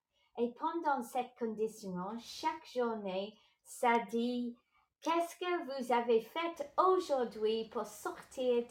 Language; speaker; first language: French; non-native, local second language; English